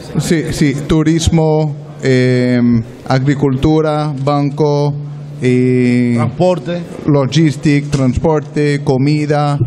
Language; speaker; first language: Spanish; non-native, learner; French